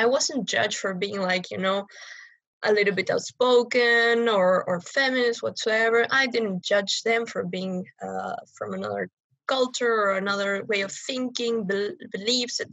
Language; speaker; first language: English; non-native, fluent; Spanish